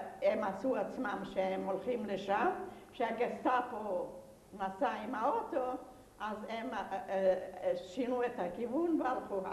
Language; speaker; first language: Hebrew; non-native, fluent; Yiddish